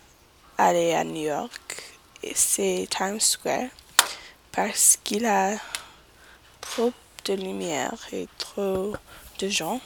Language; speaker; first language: French; non-native, learner; English